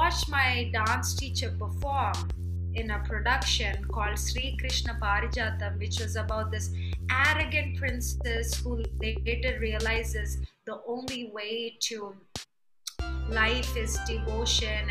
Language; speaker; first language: English; non-native, local second language; Telugu